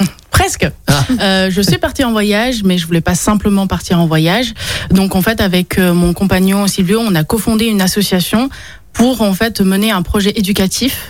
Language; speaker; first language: French; early bilingual, other home language; Chinese